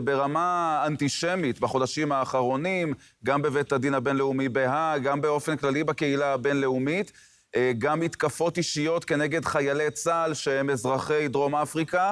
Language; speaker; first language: Hebrew; native; Hebrew